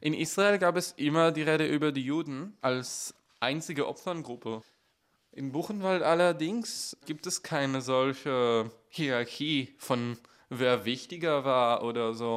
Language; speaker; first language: German; non-native, fluent; Hebrew